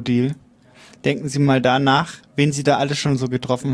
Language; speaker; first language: German; native; German